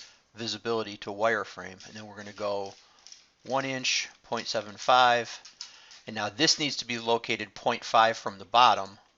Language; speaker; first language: English; native; English